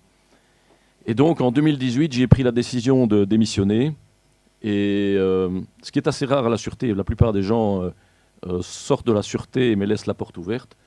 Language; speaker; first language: French; native; French